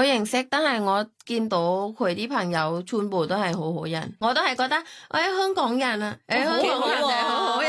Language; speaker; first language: Cantonese; non-native, learner; Thai